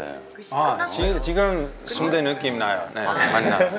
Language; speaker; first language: Korean; non-native, learner; Finnish